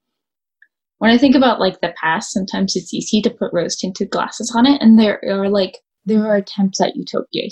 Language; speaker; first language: English; native; English